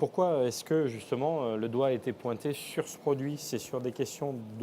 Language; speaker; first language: French; native; French